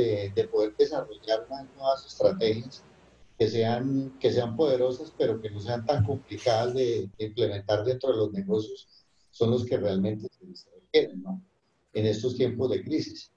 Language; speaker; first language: Spanish; native; Spanish